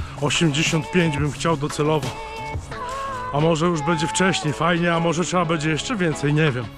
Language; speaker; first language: Polish; native; Polish